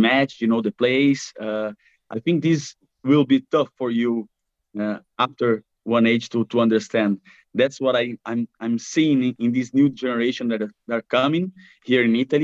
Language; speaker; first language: English; non-native, fluent; Portuguese